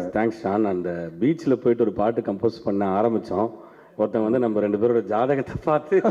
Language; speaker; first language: Tamil; native; Tamil